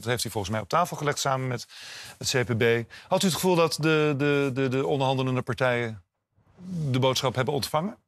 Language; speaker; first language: Dutch; native; Dutch